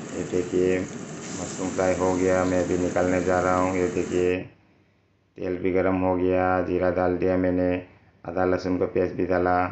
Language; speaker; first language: Hindi; non-native, local second language; Manipuri